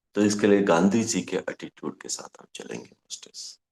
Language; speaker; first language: Hindi; non-native, local second language; Kannada